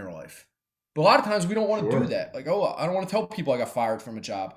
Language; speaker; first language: English; native; English